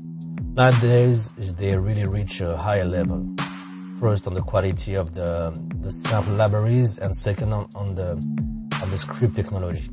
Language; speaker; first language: English; non-native, fluent; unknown